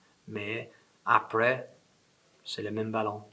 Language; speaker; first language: French; non-native, fluent; English